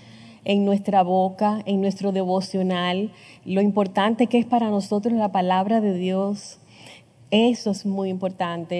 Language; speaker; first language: Spanish; native; Spanish